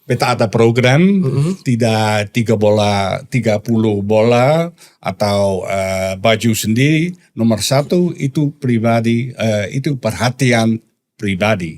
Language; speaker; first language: Indonesian; non-native, learner; Dutch